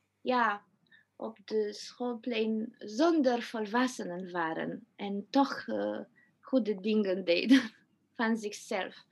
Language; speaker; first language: Dutch; non-native, fluent; Romanian